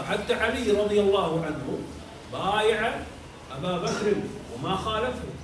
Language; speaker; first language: Arabic; native; Arabic